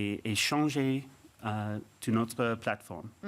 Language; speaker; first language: French; non-native, fluent; English